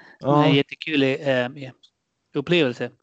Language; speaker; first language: Swedish; non-native, fluent; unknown